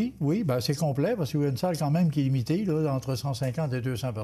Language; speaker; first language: French; native; French